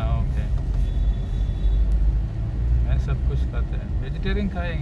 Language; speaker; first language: Hindi; non-native, local second language; Malayalam